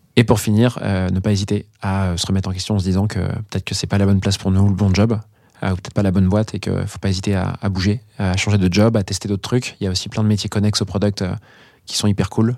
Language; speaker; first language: French; native; French